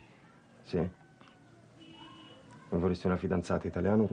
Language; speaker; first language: Italian; native; Italian